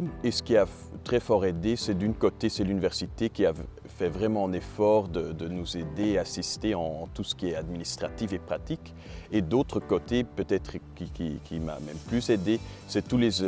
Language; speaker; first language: French; non-native, fluent; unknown